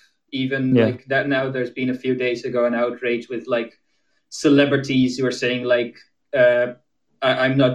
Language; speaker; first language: English; non-native, fluent; Dutch